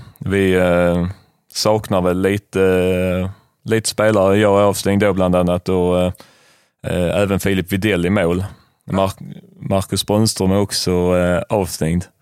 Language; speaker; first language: Swedish; native; Swedish